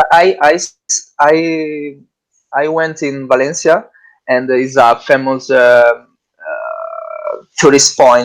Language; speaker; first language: English; non-native, learner; Italian